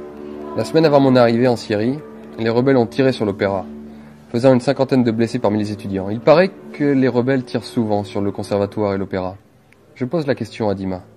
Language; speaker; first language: French; native; French